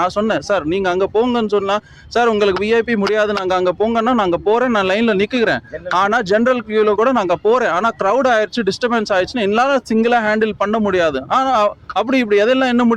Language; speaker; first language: Tamil; native; Tamil